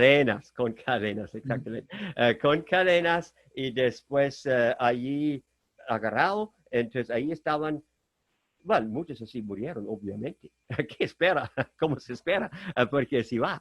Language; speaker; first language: Spanish; non-native, fluent; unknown